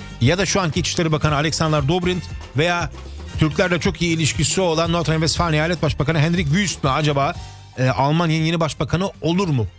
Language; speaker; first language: Turkish; early bilingual, heritage; Turkish